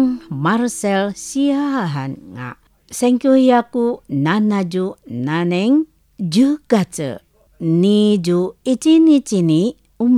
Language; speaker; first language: Japanese; non-native, learner; Indonesian